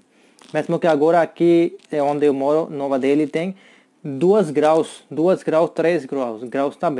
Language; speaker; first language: Portuguese; non-native, learner; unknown